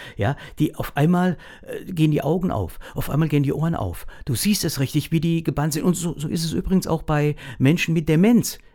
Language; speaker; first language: German; native; German